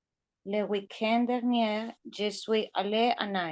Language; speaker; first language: French; non-native, learner; Spanish